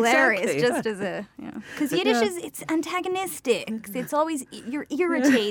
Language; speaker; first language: English; non-native, fluent; Yiddish